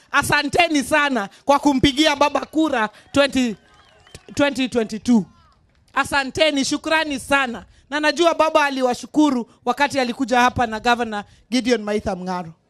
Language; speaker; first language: Swahili; non-native, local second language; Luo (Kenya and Tanzania)